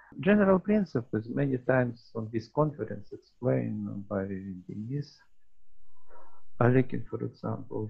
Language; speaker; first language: English; non-native, learner; Russian